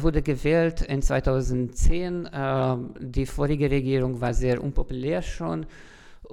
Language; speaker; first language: German; non-native, fluent; Hungarian